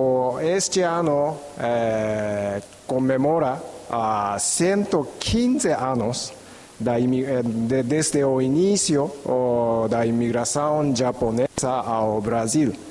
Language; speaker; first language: Portuguese; non-native, fluent; Japanese